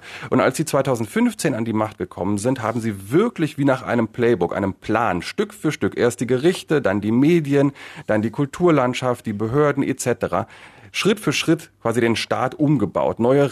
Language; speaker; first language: German; native; German